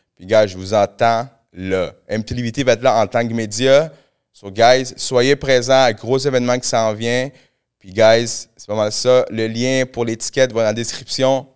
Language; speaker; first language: French; early bilingual, other home language; Spanish